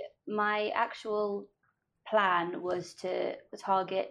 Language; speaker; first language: English; non-native, local second language; Welsh